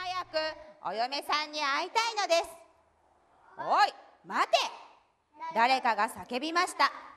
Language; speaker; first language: Japanese; native; Japanese